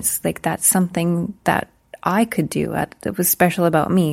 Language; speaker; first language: English; native; English